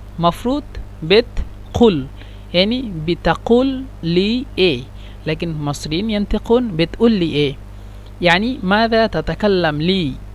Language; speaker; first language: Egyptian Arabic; non-native, learner; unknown